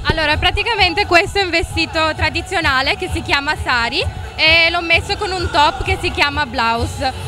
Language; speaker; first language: Italian; early bilingual, other home language; Bangla